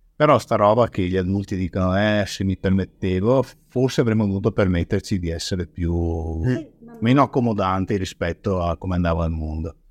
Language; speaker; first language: Italian; native; Italian